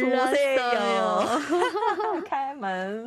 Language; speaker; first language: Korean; non-native, learner; Chinese